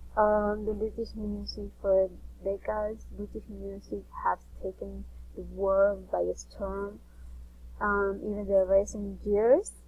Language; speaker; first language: English; non-native, learner; Spanish